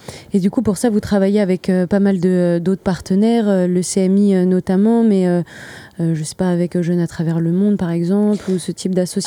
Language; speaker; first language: French; native; French